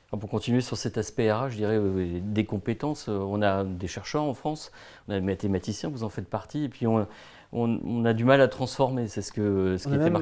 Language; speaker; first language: French; native; French